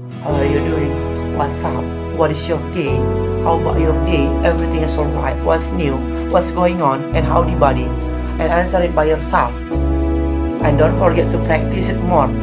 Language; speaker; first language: English; non-native, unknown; Indonesian